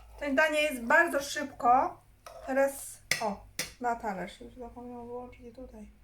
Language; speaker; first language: Polish; non-native, learner; Chinese